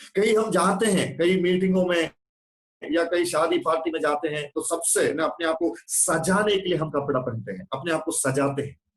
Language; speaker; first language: Hindi; non-native, local second language; Malayalam